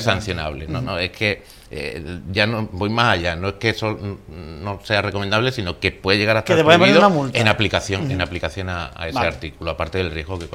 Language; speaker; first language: Spanish; native; Spanish